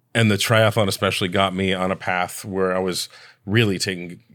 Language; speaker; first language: English; early bilingual, other home language; Italian